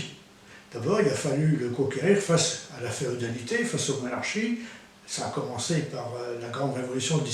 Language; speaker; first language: French; native; French